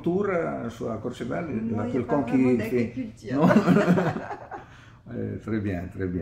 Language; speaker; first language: French; non-native, learner; Italian